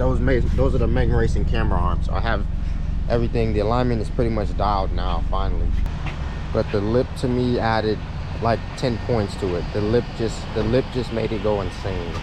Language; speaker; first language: English; native; English